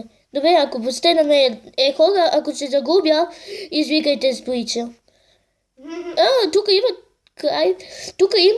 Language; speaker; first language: Bulgarian; native; Bulgarian